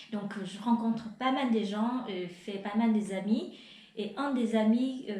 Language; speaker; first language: French; non-native, fluent; Vietnamese